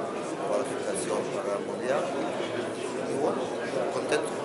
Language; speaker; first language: Spanish; non-native, fluent; Croatian